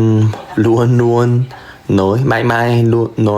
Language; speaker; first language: Vietnamese; non-native, learner; Korean